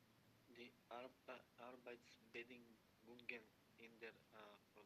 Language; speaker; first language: German; non-native, learner; Macedonian